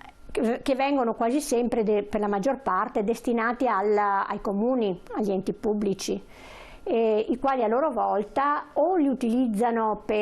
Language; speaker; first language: Italian; native; Italian